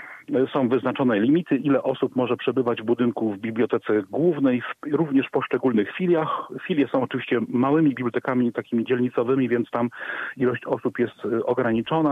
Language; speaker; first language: Polish; native; Polish